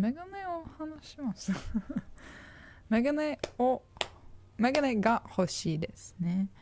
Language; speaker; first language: Japanese; non-native, learner; English